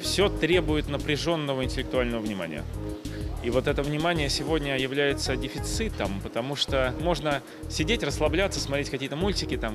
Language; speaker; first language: Russian; native; Russian